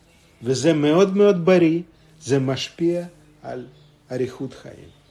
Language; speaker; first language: Hebrew; non-native, fluent; Russian